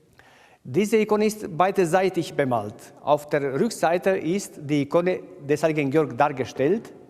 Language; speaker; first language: German; non-native, fluent; Romanian